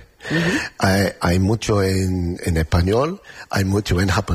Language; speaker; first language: Spanish; non-native, learner; English